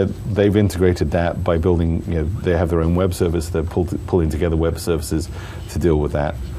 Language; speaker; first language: English; native; English